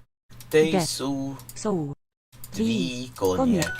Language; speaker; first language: Czech; non-native, learner; English